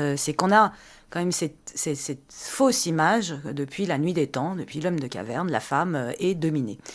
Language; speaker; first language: French; early bilingual, other home language; Persian